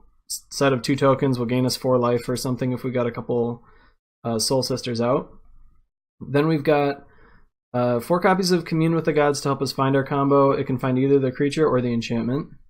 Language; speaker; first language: English; native; English